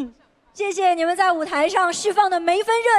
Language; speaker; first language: Chinese; native; Chinese